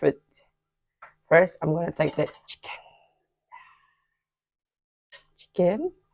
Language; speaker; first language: English; non-native, learner; Indonesian